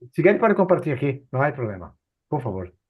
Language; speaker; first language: Spanish; non-native, fluent; Portuguese